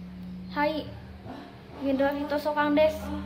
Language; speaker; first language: Japanese; non-native, learner; Indonesian